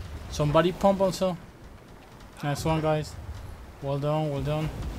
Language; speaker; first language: English; non-native, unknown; Spanish